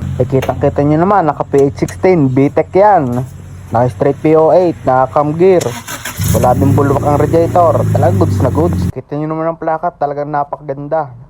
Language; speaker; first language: Filipino; native; Filipino